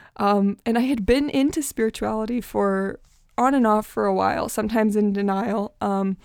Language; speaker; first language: English; early bilingual, other home language; Portuguese